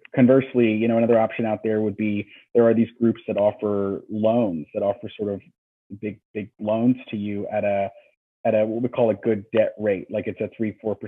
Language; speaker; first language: English; native; English